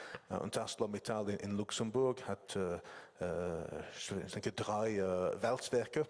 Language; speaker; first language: German; non-native, learner; English